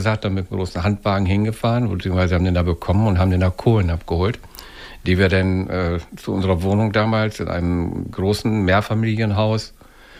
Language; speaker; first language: German; native; German